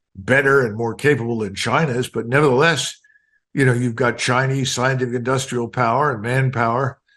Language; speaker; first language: English; native; English